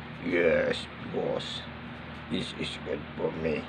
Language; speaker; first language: English; non-native, learner; Filipino